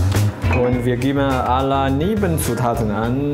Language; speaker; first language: German; non-native, fluent; Chinese